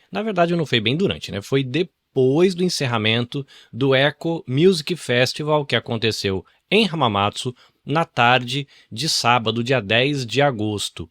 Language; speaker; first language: Portuguese; native; Portuguese